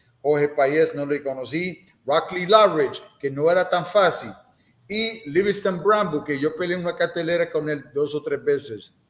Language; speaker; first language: Spanish; non-native, fluent; English